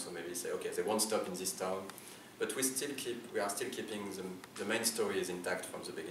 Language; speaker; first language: English; non-native, fluent; French